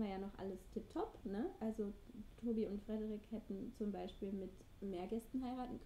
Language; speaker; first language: German; native; German